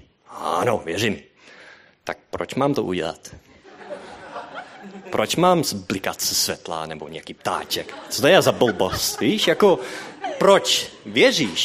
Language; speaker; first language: Czech; non-native, learner; Dutch